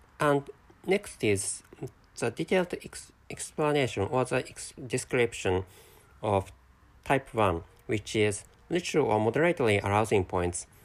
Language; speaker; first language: English; non-native, fluent; Japanese